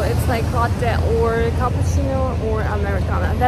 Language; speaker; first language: English; non-native, learner; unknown